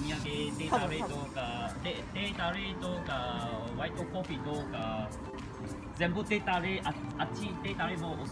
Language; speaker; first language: Japanese; non-native, learner; Malay